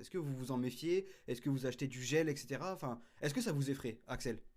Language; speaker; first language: French; native; French